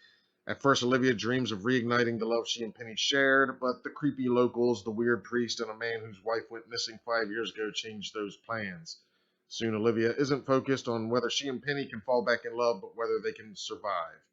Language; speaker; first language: English; native; English